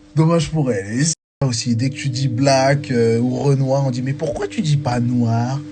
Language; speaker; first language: French; native; French